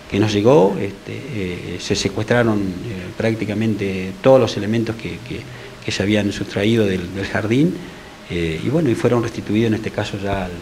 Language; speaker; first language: Spanish; native; Spanish